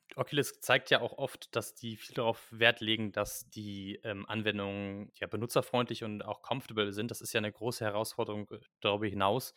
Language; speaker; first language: German; native; German